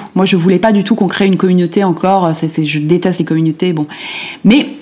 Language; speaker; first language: French; early bilingual, other home language; German